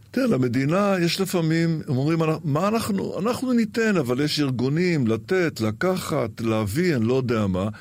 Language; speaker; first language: Hebrew; early bilingual, other home language; Arabic